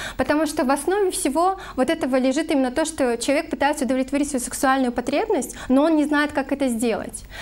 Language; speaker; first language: Russian; non-native, local second language; Kyrgyz